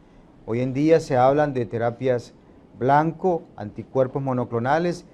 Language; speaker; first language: Spanish; native; Spanish